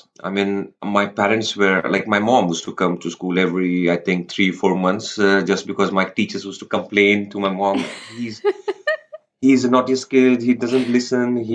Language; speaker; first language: English; non-native, local second language; Rajasthani